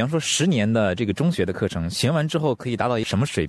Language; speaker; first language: Chinese; native; Chinese